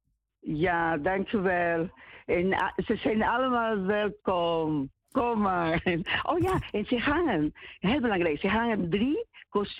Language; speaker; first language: Dutch; non-native, learner; Spanish